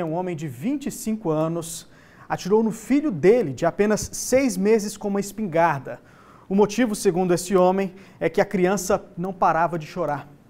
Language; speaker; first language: Portuguese; native; Portuguese